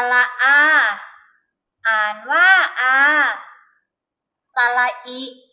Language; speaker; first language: Thai; native; Thai